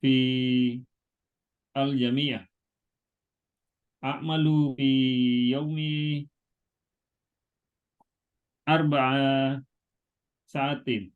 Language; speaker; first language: Arabic; non-native, learner; Indonesian